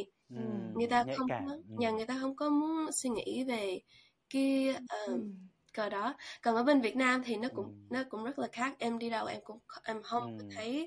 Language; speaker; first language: Vietnamese; early bilingual, heritage; Vietnamese